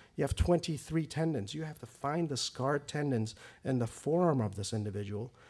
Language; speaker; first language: English; early bilingual, other home language; Persian